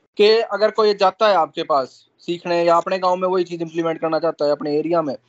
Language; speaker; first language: Hindi; native; Hindi